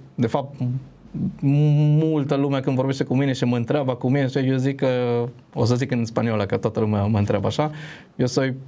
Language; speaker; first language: Romanian; non-native, fluent; Spanish